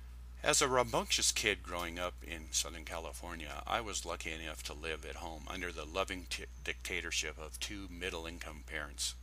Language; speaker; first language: English; native; English